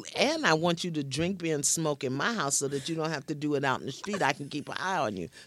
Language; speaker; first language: English; native; English